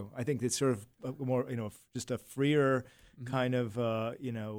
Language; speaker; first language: English; native; English